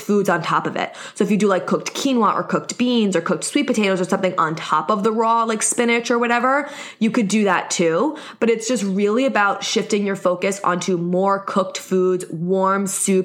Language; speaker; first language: English; native; English